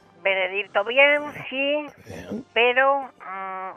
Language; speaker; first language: Spanish; native; Spanish